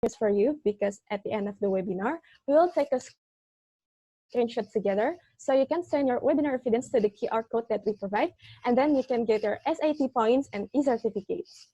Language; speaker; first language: English; non-native, fluent; Indonesian